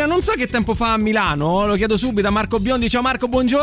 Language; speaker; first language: Italian; native; Italian